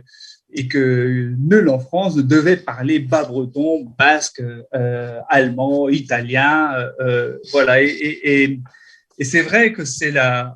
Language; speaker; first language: French; native; French